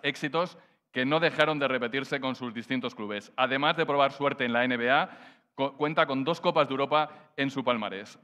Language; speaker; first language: Spanish; native; Spanish